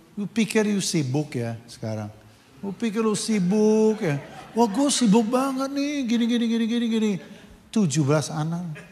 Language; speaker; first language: Indonesian; non-native, fluent; English